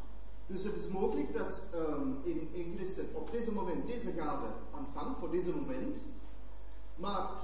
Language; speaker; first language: Dutch; non-native, fluent; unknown